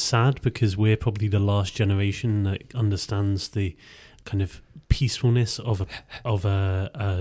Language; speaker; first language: English; native; English